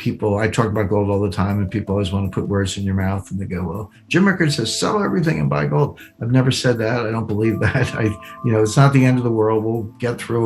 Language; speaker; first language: English; native; English